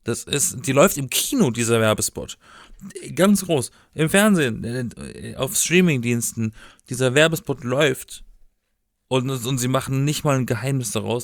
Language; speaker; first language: German; native; German